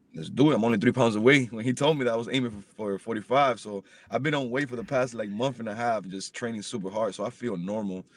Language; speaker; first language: English; early bilingual, other home language; Spanish